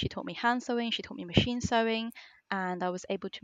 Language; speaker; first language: English; native; English